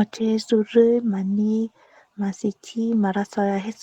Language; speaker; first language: Korean; non-native, learner; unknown